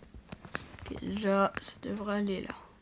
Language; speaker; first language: French; native; French